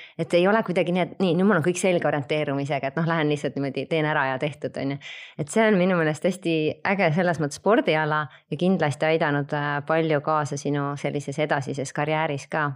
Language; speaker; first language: Estonian; native; Estonian